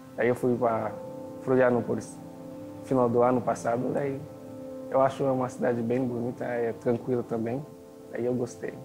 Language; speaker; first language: Portuguese; non-native, fluent; Haitian Creole